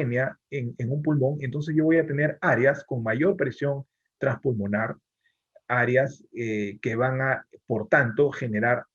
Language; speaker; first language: Spanish; native; Spanish